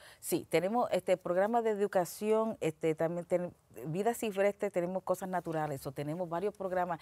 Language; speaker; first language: Spanish; early bilingual, heritage; Spanish